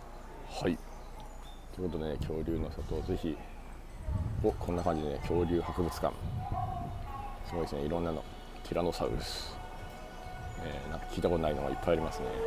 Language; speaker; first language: Japanese; native; Japanese